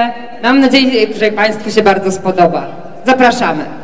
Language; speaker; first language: Polish; native; Polish